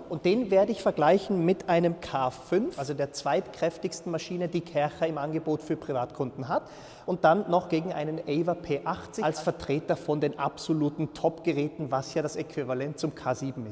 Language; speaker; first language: German; native; German